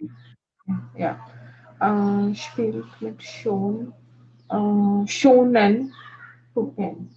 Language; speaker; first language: German; non-native, learner; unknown